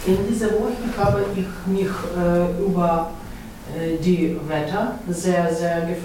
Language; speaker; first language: German; non-native, learner; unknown